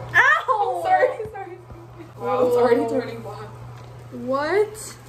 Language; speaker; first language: English; native; English